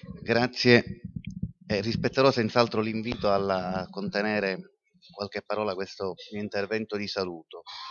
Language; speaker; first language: Italian; native; Italian